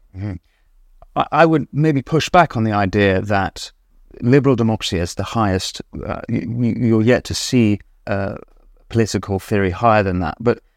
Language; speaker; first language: English; native; English